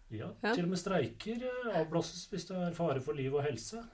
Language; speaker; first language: Norwegian; native; Norwegian